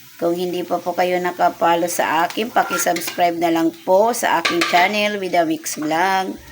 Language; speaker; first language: Filipino; non-native, local second language; Waray